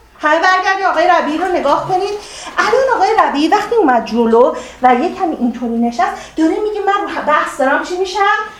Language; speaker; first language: Persian; native; Persian